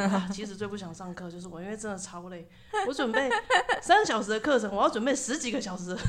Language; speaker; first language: Chinese; native; Chinese